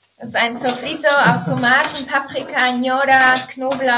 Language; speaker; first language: German; native; German